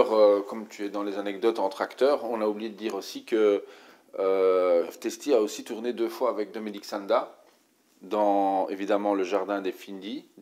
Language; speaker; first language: French; native; French